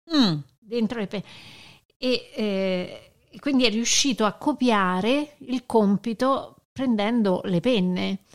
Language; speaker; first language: Italian; native; Italian